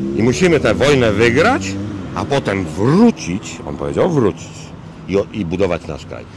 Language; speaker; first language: Polish; native; Polish